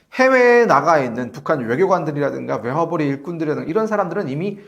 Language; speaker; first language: Korean; native; Korean